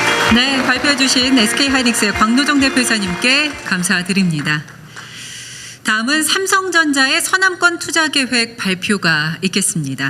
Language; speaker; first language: Korean; native; Korean